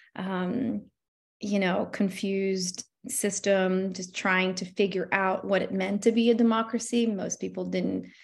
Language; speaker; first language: English; non-native, fluent; Albanian